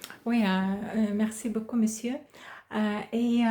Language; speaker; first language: French; non-native, fluent; Russian